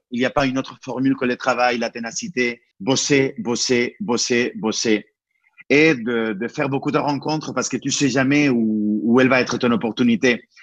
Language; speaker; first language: French; non-native, fluent; Spanish